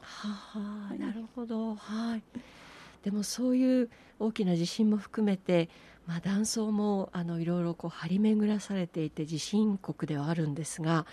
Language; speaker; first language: Japanese; native; Japanese